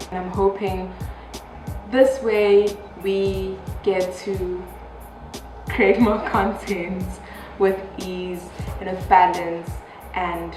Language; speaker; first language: English; non-native, local second language; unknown